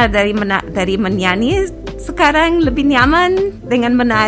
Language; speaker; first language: Indonesian; non-native, fluent; English